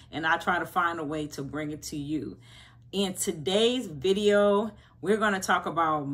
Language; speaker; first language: English; native; English